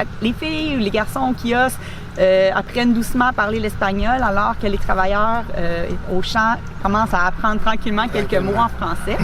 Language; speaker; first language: French; native; French